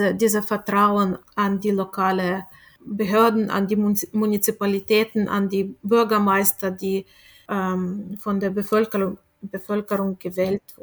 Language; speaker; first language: German; non-native, fluent; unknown